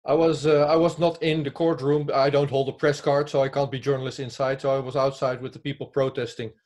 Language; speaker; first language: English; non-native, fluent; Dutch